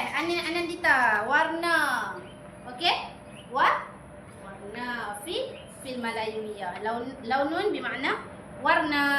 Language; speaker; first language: Arabic; non-native, learner; Malay